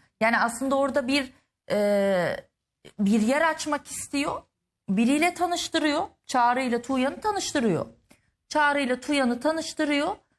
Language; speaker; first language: Turkish; native; Turkish